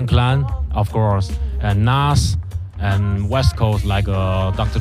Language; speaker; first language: English; non-native, learner; Chinese